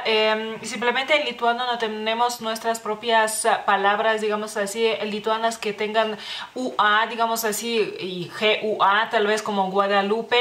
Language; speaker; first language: Spanish; non-native, fluent; Lithuanian